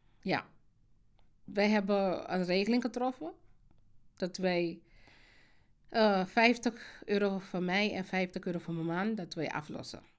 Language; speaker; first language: Dutch; non-native, fluent; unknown